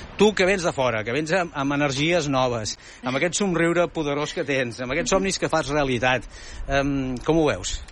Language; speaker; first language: Catalan; native; Catalan